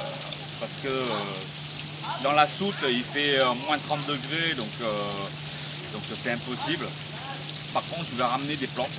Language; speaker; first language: French; early bilingual, other home language; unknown